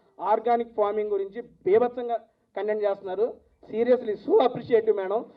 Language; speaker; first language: Telugu; native; Telugu